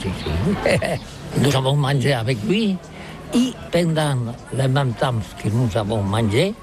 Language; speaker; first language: French; non-native, learner; Catalan